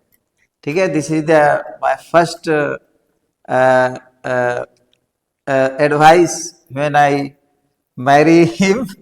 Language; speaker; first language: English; non-native, learner; Hindi